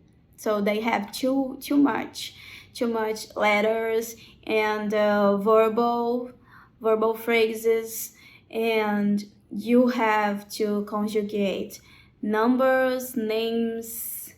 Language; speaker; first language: English; non-native, learner; Portuguese